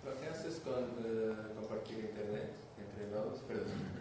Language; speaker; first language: Spanish; non-native, learner; Portuguese